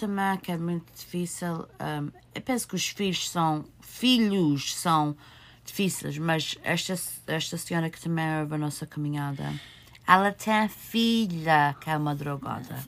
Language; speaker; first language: Portuguese; early bilingual, heritage; Portuguese